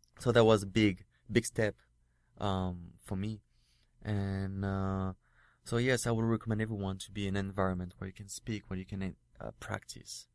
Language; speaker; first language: English; non-native, fluent; French